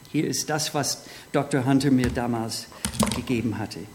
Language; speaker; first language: German; non-native, fluent; English